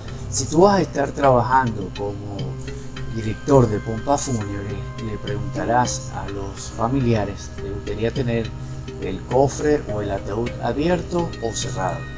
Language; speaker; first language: Spanish; native; Spanish